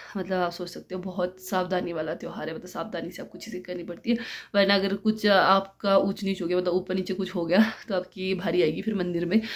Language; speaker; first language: Hindi; non-native, local second language; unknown